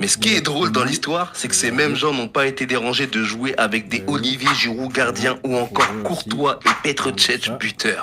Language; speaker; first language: French; native; French